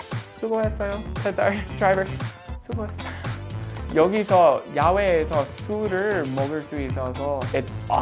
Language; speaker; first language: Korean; non-native, learner; English